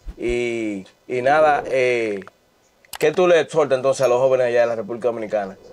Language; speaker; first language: Spanish; native; Spanish